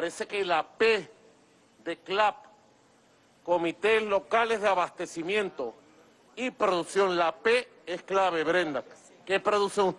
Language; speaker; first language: Spanish; native; Spanish